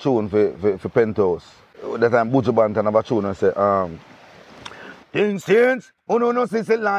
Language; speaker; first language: English; non-native, local second language; Jamaican Creole English